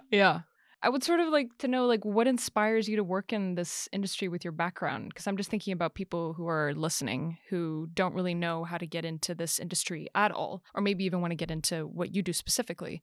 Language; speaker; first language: English; native; English